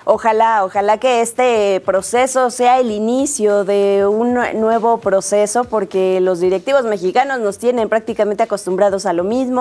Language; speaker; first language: Spanish; native; Spanish